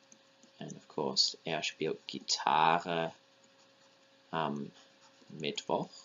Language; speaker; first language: German; non-native, fluent; English